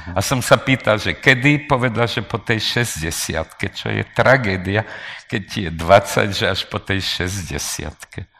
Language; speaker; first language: Slovak; non-native, local second language; Hungarian